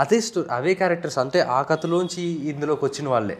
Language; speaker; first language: Telugu; native; Telugu